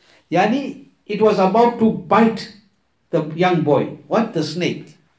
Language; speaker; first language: English; early bilingual, other home language; Urdu